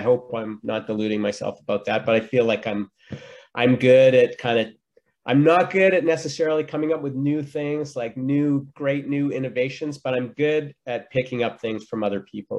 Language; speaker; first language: English; native; English